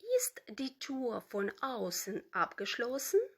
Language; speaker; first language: German; non-native, fluent; Ukrainian